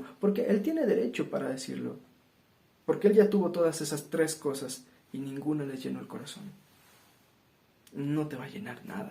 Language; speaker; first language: Spanish; native; Spanish